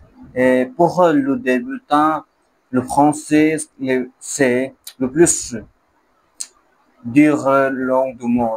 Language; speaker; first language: French; non-native, learner; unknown